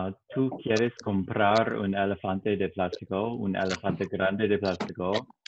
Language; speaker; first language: Spanish; non-native, learner; English